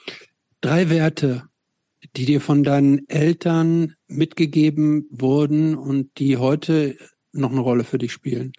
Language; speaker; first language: German; native; German